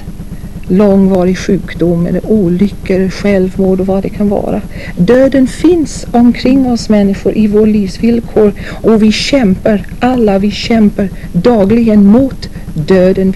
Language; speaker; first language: Swedish; non-native, fluent; English